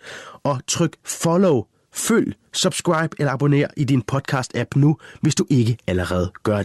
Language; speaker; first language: Danish; native; Danish